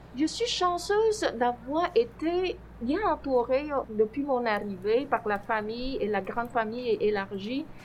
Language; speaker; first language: French; non-native, fluent; Vietnamese